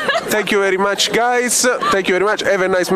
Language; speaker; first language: English; non-native, fluent; Italian